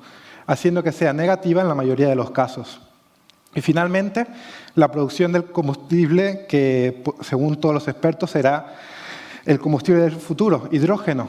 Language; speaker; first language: Spanish; native; Spanish